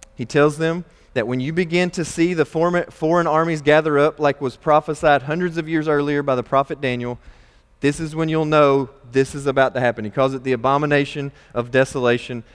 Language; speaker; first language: English; native; English